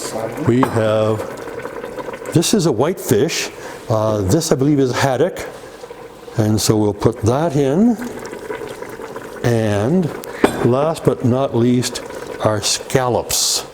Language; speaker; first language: English; native; English